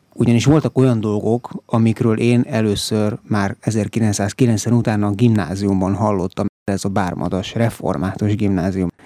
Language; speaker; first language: Hungarian; native; Hungarian